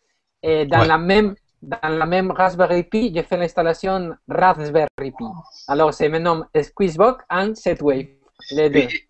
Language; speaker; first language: French; non-native, fluent; Spanish